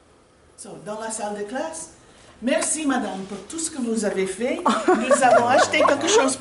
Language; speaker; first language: French; non-native, learner; English